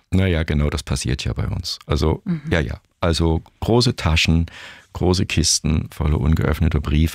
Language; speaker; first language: German; native; German